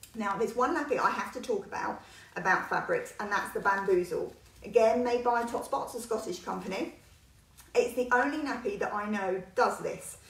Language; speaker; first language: English; native; English